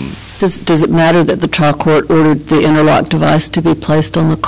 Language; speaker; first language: English; native; English